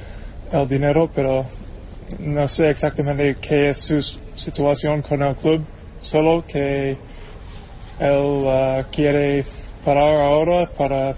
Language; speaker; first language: Spanish; non-native, fluent; English